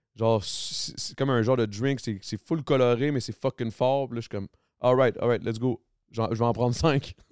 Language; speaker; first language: French; native; French